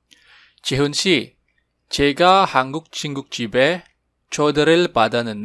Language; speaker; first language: Korean; non-native, fluent; Indonesian